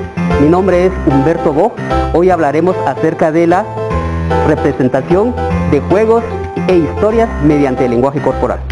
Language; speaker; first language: Spanish; native; Spanish